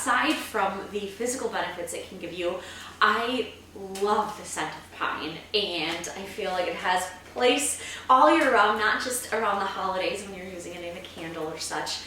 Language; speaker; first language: English; native; English